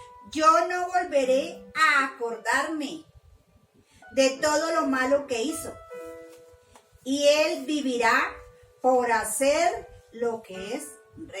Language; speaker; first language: Spanish; native; Spanish